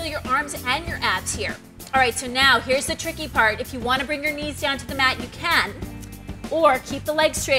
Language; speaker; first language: English; native; English